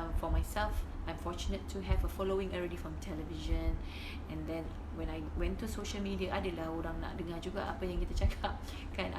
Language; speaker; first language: Malay; native; Malay